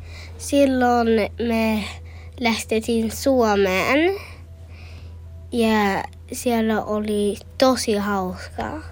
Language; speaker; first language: Finnish; early bilingual, heritage; Finnish